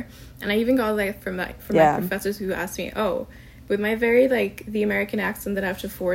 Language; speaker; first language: English; non-native, local second language; Urdu